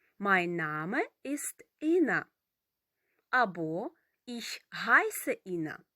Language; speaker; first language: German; non-native, fluent; Ukrainian